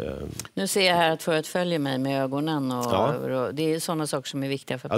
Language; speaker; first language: Swedish; native; Swedish